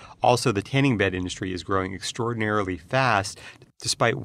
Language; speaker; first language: English; native; English